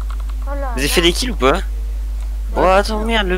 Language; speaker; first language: French; native; French